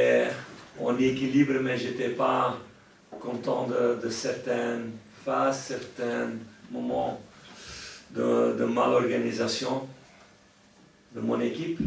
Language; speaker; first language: French; non-native, local second language; Dutch